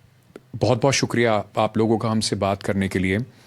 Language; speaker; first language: Hindi; native; Hindi